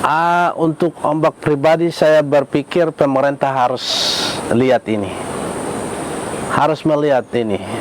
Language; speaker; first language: Indonesian; non-native, local second language; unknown